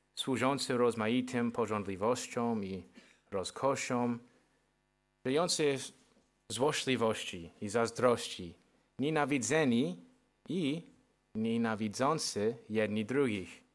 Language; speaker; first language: Polish; non-native, fluent; English